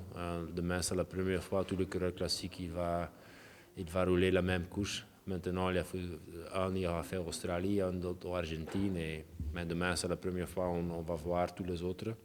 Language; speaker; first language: French; non-native, local second language; Dutch